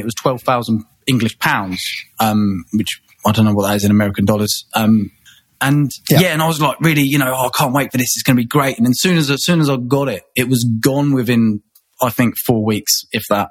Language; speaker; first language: English; native; English